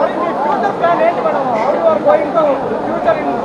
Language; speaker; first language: Telugu; native; Telugu